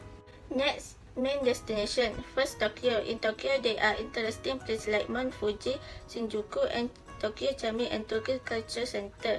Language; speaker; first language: English; non-native, learner; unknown